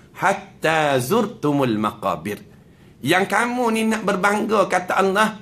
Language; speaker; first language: Malay; native; Malay